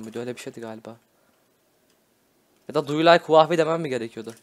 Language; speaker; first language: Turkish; native; Turkish